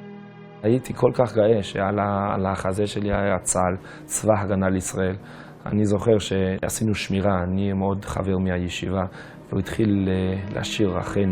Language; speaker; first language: Hebrew; non-native, fluent; English